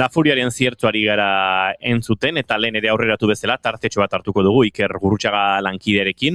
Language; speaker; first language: Basque; native; Basque